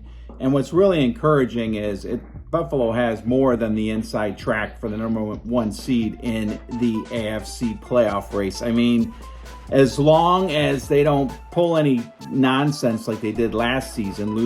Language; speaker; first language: English; native; English